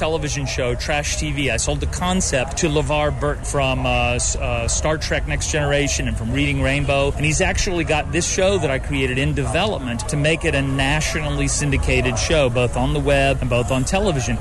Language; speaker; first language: English; native; English